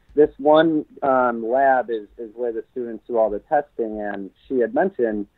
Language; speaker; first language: English; native; English